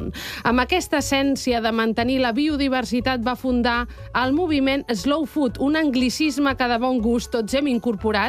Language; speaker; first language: Catalan; native; Catalan